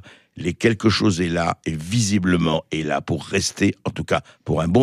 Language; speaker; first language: French; native; French